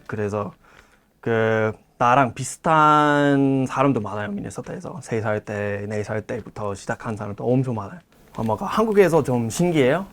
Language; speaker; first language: Korean; non-native, learner; English